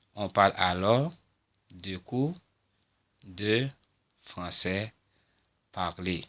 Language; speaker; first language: French; non-native, local second language; Haitian Creole